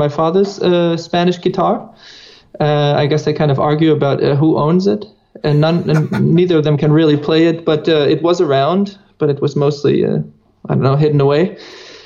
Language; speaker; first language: English; non-native, fluent; Dutch